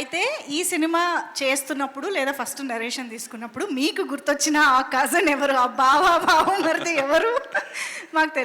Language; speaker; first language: Telugu; native; Telugu